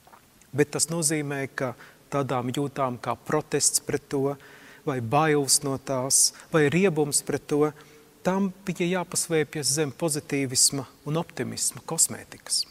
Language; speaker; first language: Latvian; native; Latvian